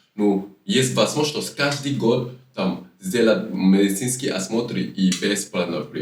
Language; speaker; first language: Russian; non-native, learner; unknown